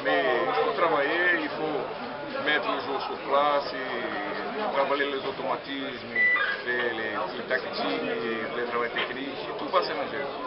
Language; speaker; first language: French; non-native, learner; Portuguese